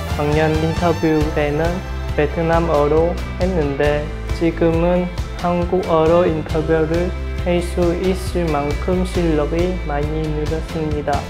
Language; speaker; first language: Korean; non-native, learner; Vietnamese